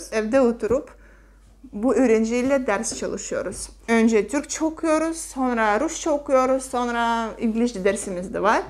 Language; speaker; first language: Turkish; non-native, fluent; Russian